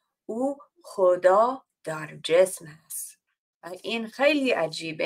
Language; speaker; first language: Persian; non-native, fluent; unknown